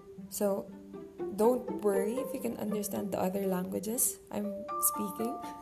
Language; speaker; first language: English; non-native, local second language; Filipino